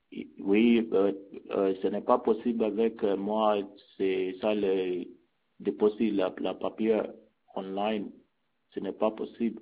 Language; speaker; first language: French; non-native, learner; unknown